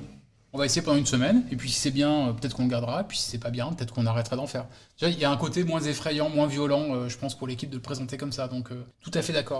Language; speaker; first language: French; native; French